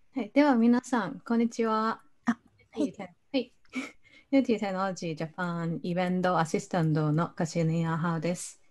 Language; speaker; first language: Japanese; non-native, fluent; Cantonese